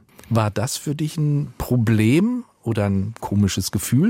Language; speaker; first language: German; native; German